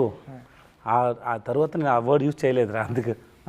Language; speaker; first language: Telugu; non-native, learner; Tamil